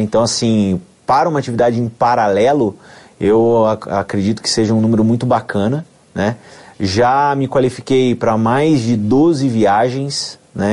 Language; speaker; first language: Portuguese; native; Portuguese